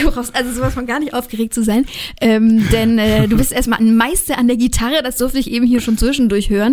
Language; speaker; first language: German; native; German